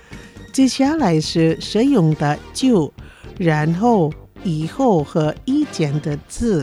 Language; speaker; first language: Chinese; non-native, fluent; Indonesian